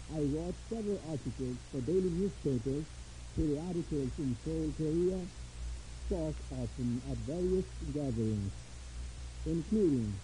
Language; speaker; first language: English; non-native, fluent; Korean